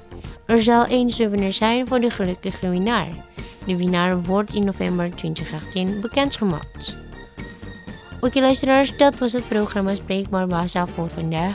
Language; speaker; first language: Dutch; non-native, learner; Indonesian